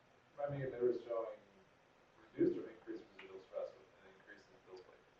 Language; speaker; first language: English; native; English